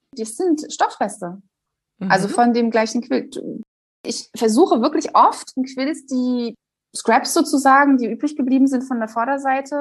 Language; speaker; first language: German; native; German